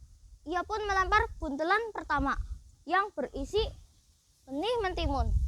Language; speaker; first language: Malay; non-native, local second language; Javanese